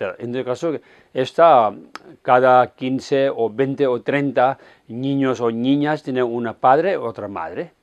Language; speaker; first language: Spanish; non-native, fluent; Tibetan